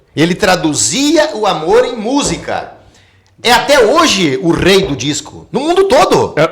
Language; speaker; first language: Portuguese; native; Portuguese